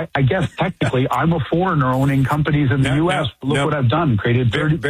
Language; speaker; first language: English; native; English